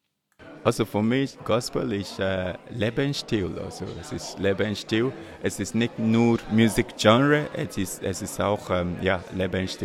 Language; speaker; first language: German; non-native, learner; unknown